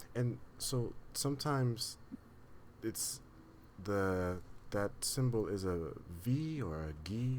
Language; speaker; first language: English; non-native, learner; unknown